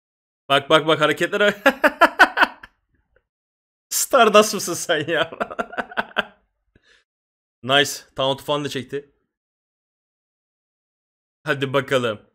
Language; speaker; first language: Turkish; native; Turkish